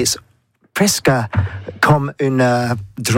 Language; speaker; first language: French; non-native, learner; English